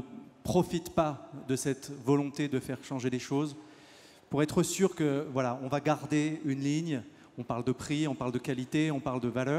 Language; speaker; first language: French; native; French